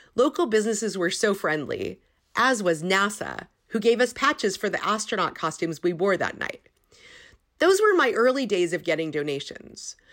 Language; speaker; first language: English; native; English